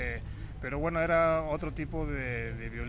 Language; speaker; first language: Spanish; native; Spanish